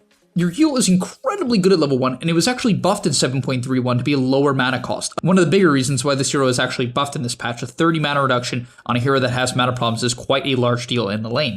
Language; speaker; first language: English; native; English